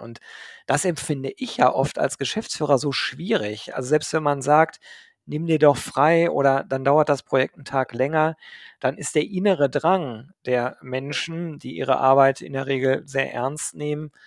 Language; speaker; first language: German; native; German